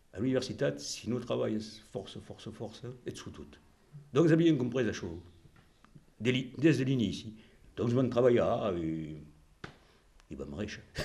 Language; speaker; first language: Catalan; non-native, local second language; French